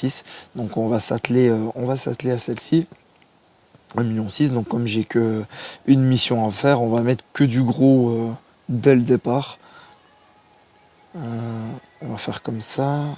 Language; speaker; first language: French; native; French